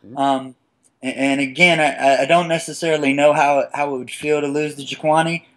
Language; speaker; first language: English; native; English